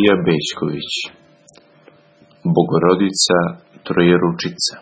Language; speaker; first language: Serbian; native; Serbian